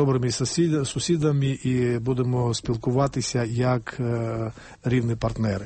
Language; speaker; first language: Ukrainian; non-native, fluent; Georgian